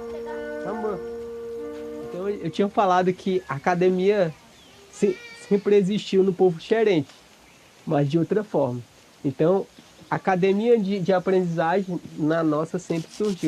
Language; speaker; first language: Portuguese; non-native, local second language; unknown